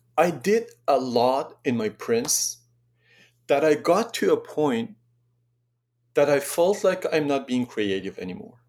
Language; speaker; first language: English; non-native, fluent; Persian